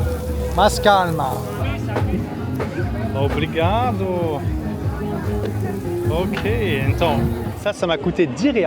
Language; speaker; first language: Portuguese; non-native, learner; French